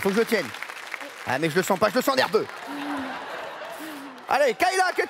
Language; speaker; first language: French; native; French